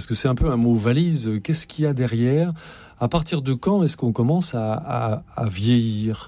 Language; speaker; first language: French; native; French